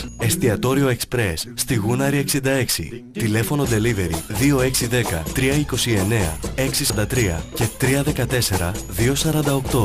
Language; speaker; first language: Greek; native; Greek